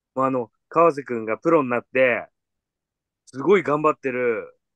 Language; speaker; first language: Japanese; native; Japanese